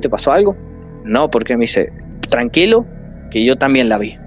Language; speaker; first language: Spanish; native; Spanish